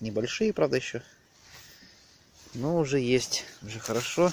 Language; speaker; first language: Russian; native; Russian